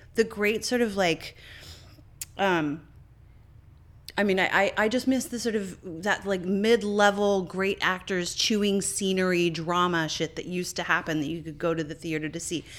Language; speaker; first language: English; native; English